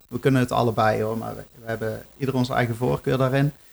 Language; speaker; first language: Dutch; native; Dutch